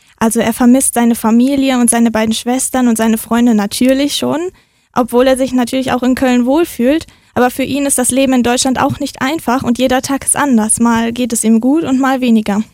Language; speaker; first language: German; native; German